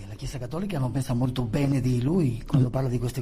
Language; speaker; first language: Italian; non-native, learner; Spanish